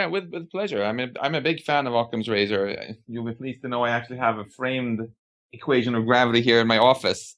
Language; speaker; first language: English; non-native, fluent; Swedish